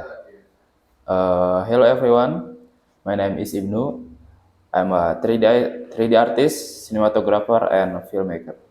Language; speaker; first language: English; non-native, learner; Indonesian